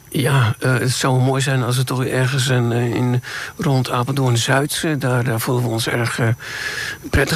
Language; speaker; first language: Dutch; native; Dutch